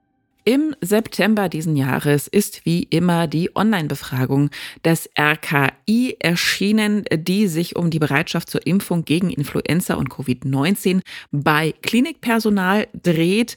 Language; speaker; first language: German; native; German